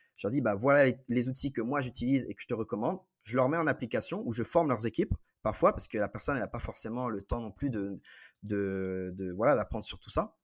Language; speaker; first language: French; native; French